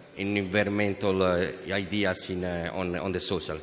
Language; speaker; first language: English; non-native, fluent; Italian